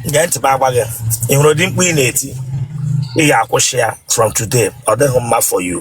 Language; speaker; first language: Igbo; native; Igbo